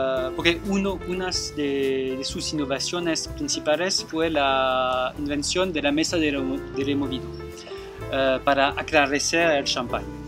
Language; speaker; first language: Spanish; non-native, fluent; French